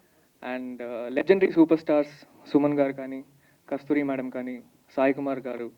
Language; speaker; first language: Telugu; native; Telugu